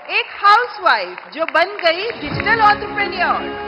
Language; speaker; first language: Hindi; native; Hindi